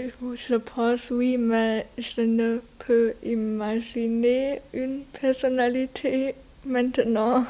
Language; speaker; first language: French; non-native, learner; German